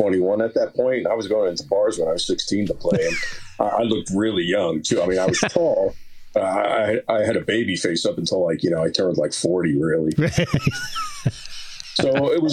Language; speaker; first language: English; native; English